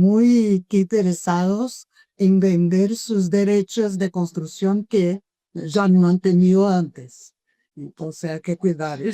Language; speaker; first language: Spanish; non-native, fluent; Portuguese